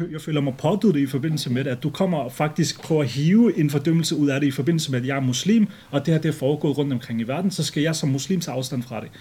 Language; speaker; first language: Danish; early bilingual, other home language; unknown